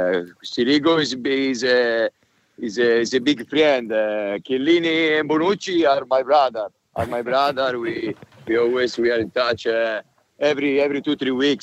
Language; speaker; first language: English; non-native, learner; Italian